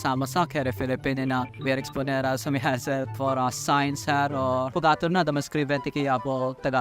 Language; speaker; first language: Swedish; non-native, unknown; Filipino